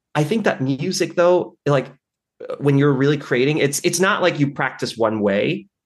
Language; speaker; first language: English; native; English